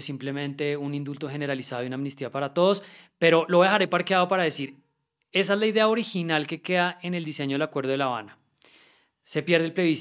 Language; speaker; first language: Spanish; native; Spanish